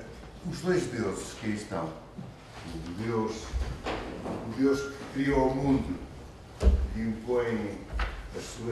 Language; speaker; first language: Portuguese; native; Portuguese